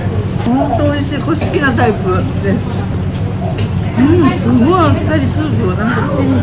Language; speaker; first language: Japanese; native; Japanese